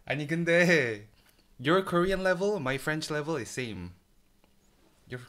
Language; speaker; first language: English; non-native, fluent; Korean